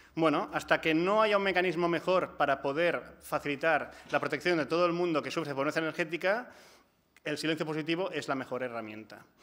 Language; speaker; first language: Spanish; non-native, local second language; Catalan